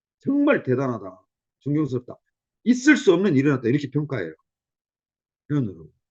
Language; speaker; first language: Korean; native; Korean